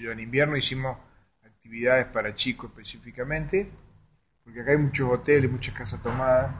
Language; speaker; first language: Spanish; native; Spanish